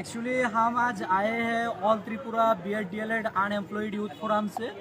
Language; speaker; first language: Hindi; non-native, local second language; Bangla